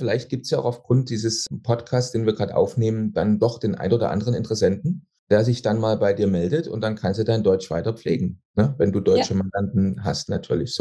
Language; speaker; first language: German; native; German